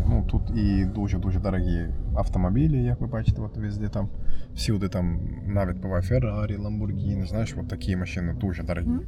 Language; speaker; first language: Ukrainian; non-native, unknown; Turkish